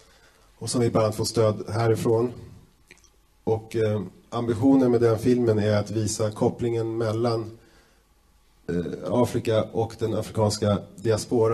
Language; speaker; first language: Swedish; native; Swedish